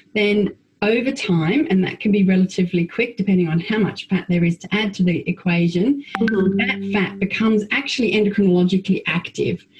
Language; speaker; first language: English; native; English